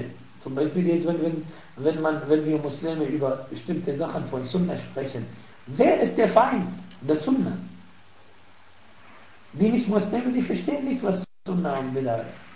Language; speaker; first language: German; non-native, fluent; Arabic